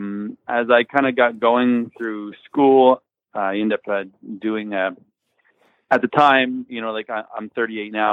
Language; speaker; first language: English; native; English